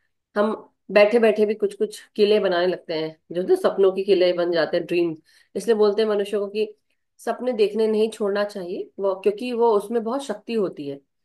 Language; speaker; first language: Hindi; native; Hindi